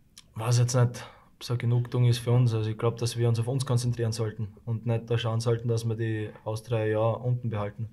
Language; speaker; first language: German; native; German